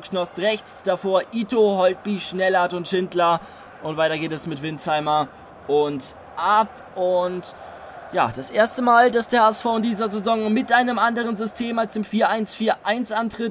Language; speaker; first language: German; native; German